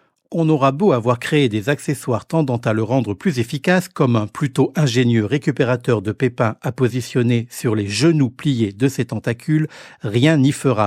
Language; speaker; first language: French; native; French